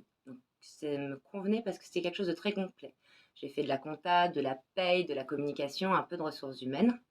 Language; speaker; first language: French; native; French